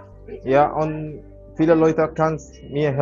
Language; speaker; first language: German; non-native, learner; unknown